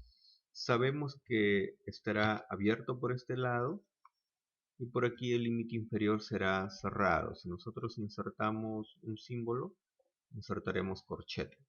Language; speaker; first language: Spanish; native; Spanish